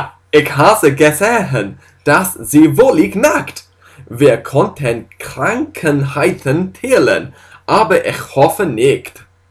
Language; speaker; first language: German; non-native, learner; English